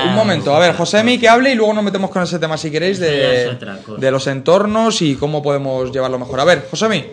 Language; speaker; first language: Spanish; native; Spanish